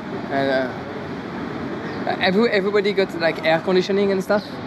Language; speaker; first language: English; non-native, learner; French